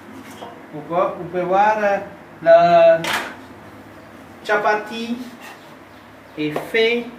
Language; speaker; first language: French; non-native, fluent; Hindi